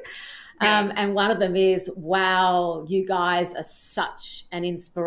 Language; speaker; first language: English; native; English